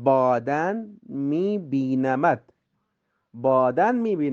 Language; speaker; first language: Persian; non-native, fluent; Urdu